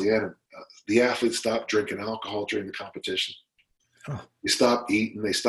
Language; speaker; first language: English; native; English